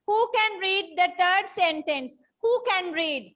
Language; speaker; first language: English; non-native, fluent; Sinhala